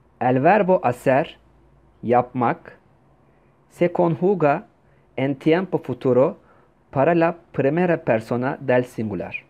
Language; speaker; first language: Spanish; non-native, fluent; Turkish